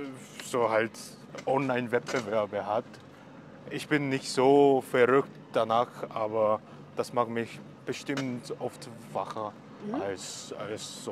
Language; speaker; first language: German; non-native, fluent; Korean